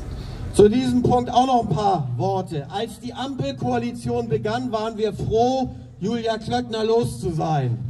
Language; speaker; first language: German; native; German